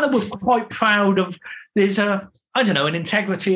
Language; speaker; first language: English; native; English